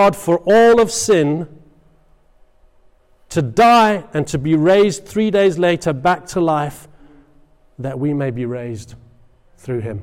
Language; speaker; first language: English; native; English